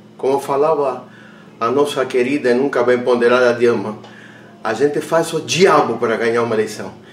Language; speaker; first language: Portuguese; non-native, fluent; Spanish